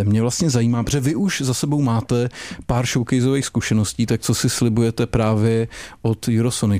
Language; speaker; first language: Czech; native; Czech